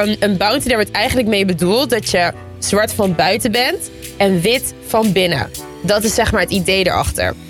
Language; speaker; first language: Dutch; native; Dutch